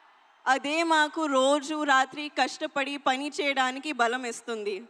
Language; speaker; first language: Telugu; non-native, learner; Hindi